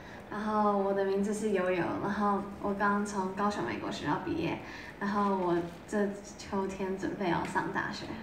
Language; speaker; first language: Chinese; early bilingual, heritage; Chinese